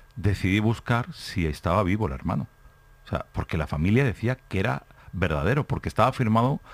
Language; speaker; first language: Spanish; native; Spanish